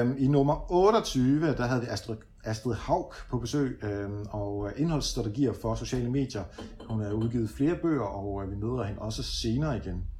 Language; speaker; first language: Danish; early bilingual, other home language; Dutch